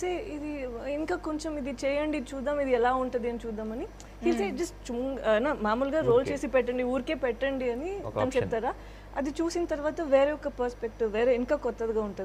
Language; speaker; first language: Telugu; non-native, fluent; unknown